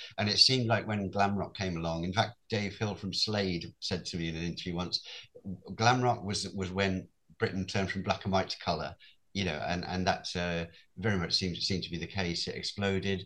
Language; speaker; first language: English; native; English